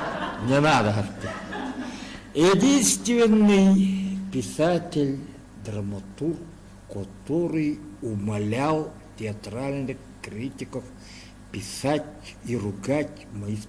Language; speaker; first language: Russian; non-native, local second language; Yakut